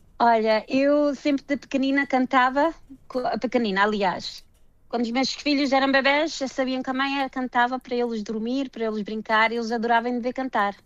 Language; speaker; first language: Portuguese; early bilingual, heritage; Portuguese